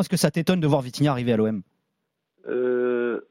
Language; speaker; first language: French; native; French